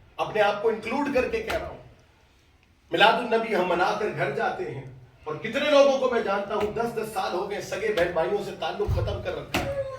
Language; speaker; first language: Urdu; native; Urdu